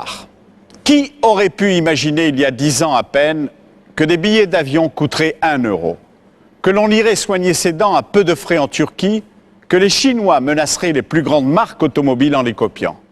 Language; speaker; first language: French; native; French